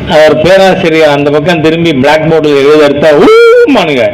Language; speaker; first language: Tamil; native; Tamil